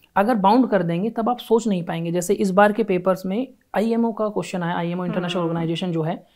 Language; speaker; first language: Hindi; native; Hindi